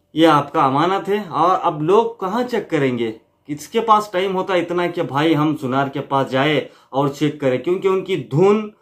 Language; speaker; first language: Hindi; native; Hindi